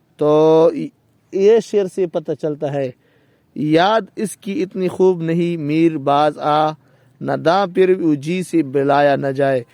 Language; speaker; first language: Urdu; non-native, local second language; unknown